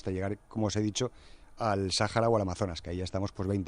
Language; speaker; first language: Spanish; native; Spanish